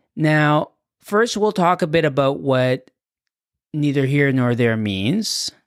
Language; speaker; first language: English; non-native, fluent; Spanish